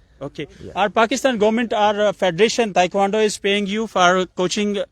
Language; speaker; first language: English; non-native, local second language; Urdu